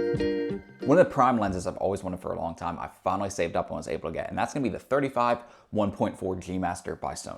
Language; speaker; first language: English; native; English